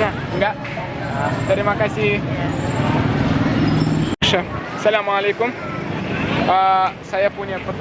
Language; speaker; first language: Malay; non-native, learner; Kazakh